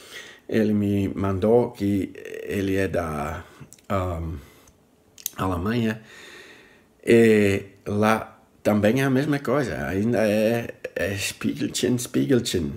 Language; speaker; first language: Portuguese; non-native, fluent; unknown